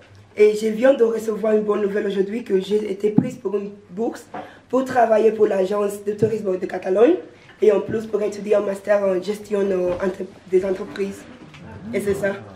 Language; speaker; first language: French; non-native, fluent; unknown